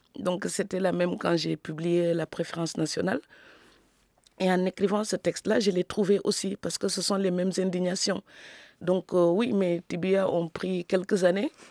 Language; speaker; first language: French; non-native, local second language; Serer